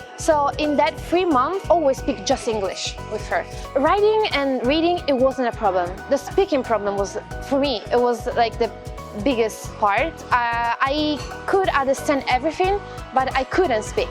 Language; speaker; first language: English; non-native, fluent; Italian